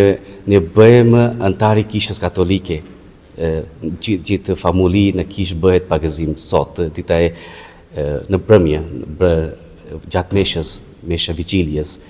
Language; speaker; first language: Albanian; non-native, fluent; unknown